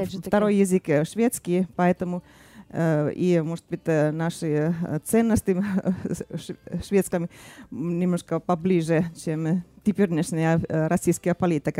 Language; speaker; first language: Russian; non-native, fluent; Finnish